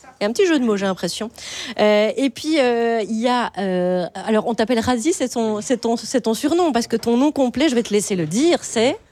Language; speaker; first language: French; native; French